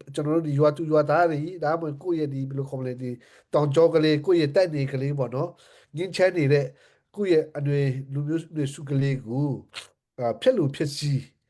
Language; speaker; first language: Burmese; non-native, local second language; Hakha Chin